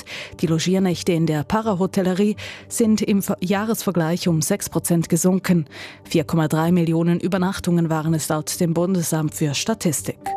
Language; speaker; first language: German; native; German